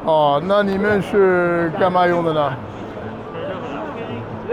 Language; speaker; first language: Chinese; non-native, fluent; English